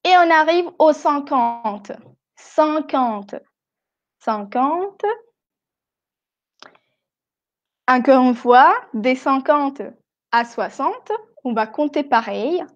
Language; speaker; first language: French; non-native, fluent; Spanish